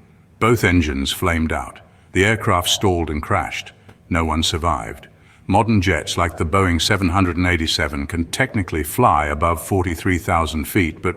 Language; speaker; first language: English; native; English